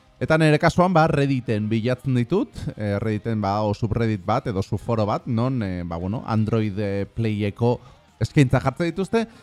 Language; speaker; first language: Basque; non-native, fluent; Spanish